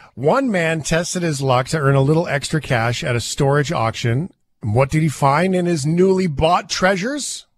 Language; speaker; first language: English; native; English